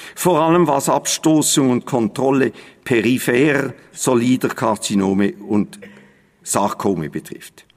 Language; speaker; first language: German; native; German